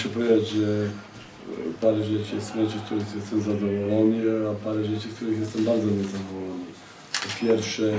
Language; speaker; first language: Polish; non-native, fluent; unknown